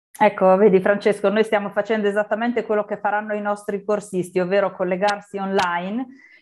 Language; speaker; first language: Italian; native; Italian